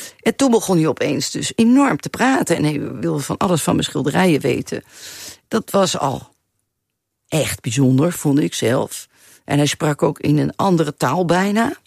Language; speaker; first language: Dutch; native; Dutch